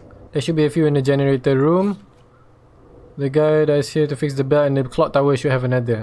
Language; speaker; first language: English; non-native, local second language; Malay